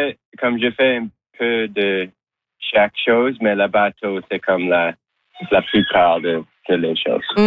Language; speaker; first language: French; non-native, local second language; English